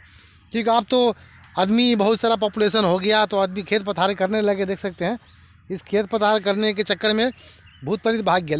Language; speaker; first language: Hindi; native; Hindi